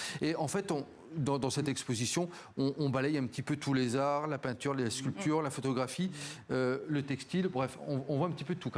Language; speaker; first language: French; native; French